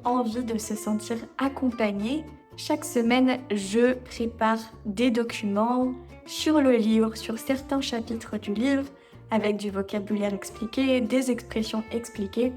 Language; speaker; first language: French; native; French